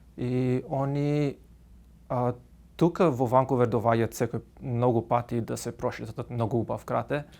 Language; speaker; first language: Macedonian; native; Macedonian